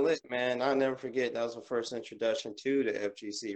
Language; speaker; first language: English; native; English